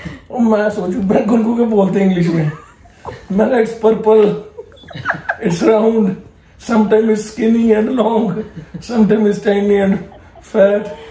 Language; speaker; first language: Hindi; non-native, local second language; Punjabi